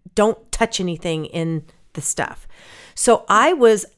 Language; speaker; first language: English; early bilingual, other home language; Norwegian